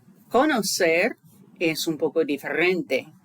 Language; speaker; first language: Spanish; non-native, fluent; English